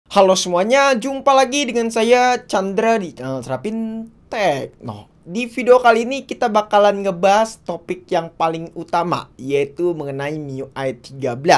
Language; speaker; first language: Indonesian; native; Indonesian